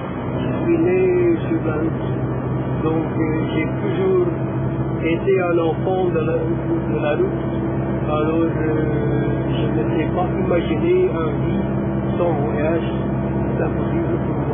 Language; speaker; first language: French; non-native, fluent; Dutch